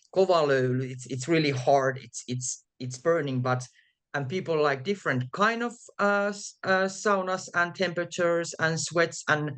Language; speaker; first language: English; non-native, fluent; Finnish